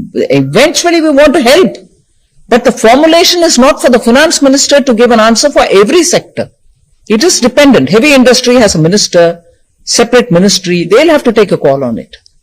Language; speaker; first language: English; non-native, local second language; Tamil